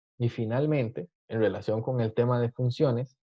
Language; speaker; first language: Spanish; native; Spanish